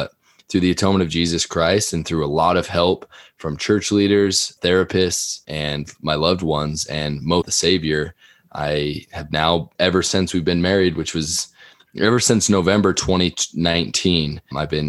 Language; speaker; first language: English; native; English